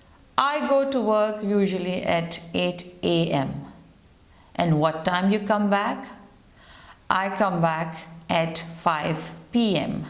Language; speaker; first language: English; non-native, fluent; Urdu